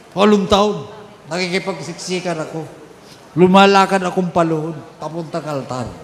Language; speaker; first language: Filipino; non-native, local second language; Bikol